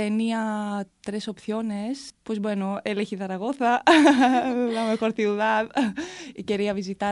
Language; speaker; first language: Spanish; non-native, fluent; Greek